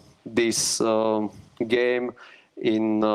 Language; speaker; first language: English; non-native, learner; Slovak